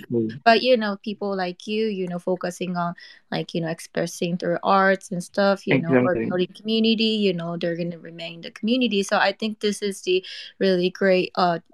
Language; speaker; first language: English; non-native, fluent; Japanese